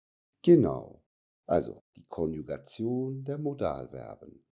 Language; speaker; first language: German; non-native, fluent; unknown